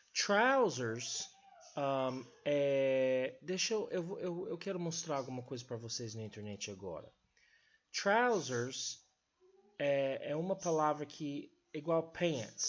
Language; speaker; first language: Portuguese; non-native, fluent; English